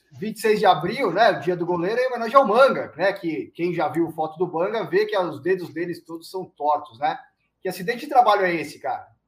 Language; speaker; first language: Portuguese; native; Portuguese